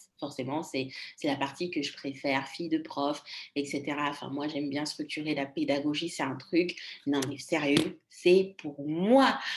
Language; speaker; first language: French; non-native, local second language; Lingala